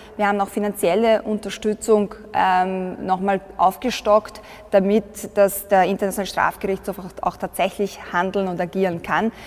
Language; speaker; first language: German; early bilingual, other home language; Bosnian